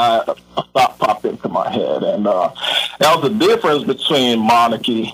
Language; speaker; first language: English; non-native, local second language; Yoruba